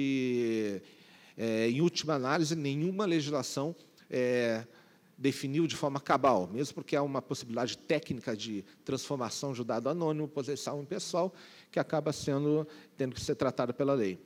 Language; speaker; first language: Portuguese; native; Portuguese